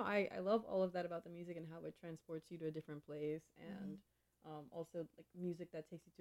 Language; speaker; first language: English; non-native, local second language; Igbo